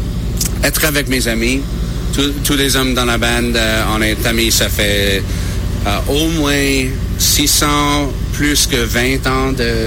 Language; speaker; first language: French; non-native, learner; English